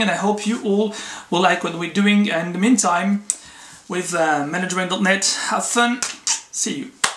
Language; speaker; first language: English; non-native, fluent; French